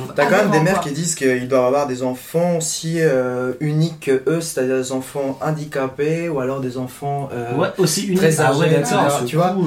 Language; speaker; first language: French; non-native, fluent; Spanish